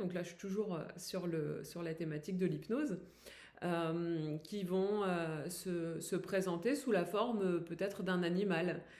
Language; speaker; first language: French; native; French